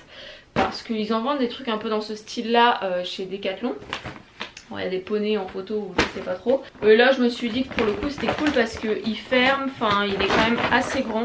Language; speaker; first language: French; native; French